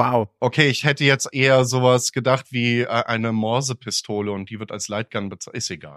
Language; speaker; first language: German; native; German